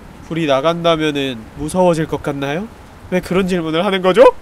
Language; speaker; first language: Korean; native; Korean